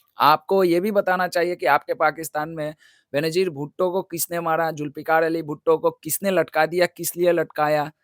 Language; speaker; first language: Hindi; non-native, local second language; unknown